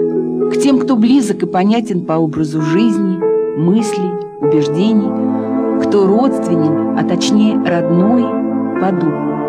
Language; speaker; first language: Russian; native; Russian